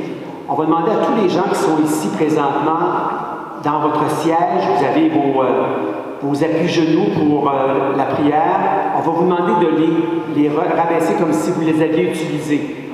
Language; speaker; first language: French; native; French